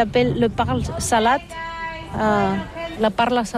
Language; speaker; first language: French; non-native, learner; Catalan